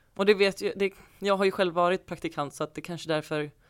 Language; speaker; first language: Swedish; native; Swedish